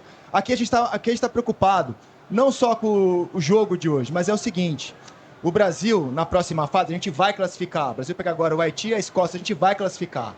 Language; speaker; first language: Portuguese; native; Portuguese